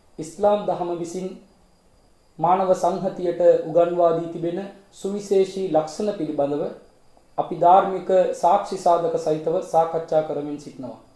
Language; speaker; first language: Sinhala; non-native, local second language; Tamil